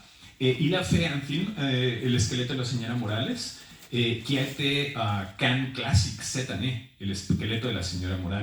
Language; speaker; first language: French; non-native, fluent; Spanish